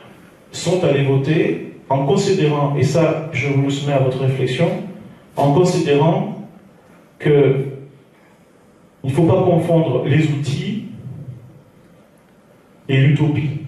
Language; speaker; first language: French; native; French